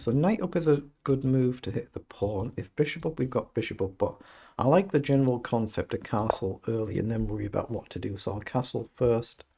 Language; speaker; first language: English; native; English